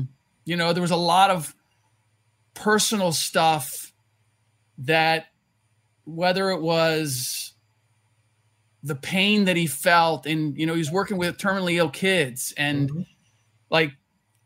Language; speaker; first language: English; native; English